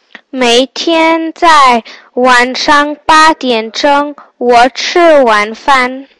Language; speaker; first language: Chinese; non-native, learner; English